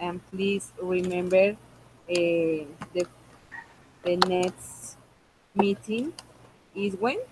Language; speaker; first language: English; non-native, local second language; Spanish